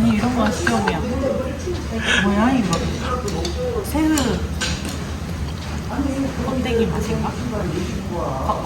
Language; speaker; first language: Korean; non-native, fluent; Japanese